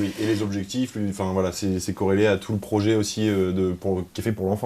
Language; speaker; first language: French; native; French